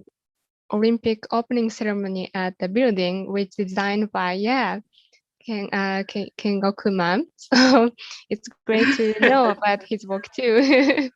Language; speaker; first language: English; non-native, fluent; Japanese